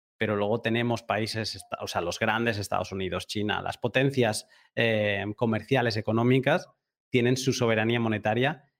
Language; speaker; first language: Spanish; native; Spanish